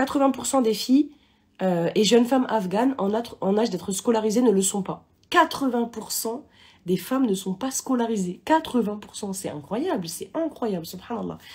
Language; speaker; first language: French; native; French